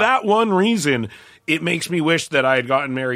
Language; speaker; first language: English; native; English